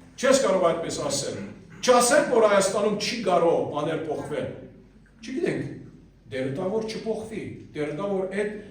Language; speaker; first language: Armenian; early bilingual, heritage; Armenian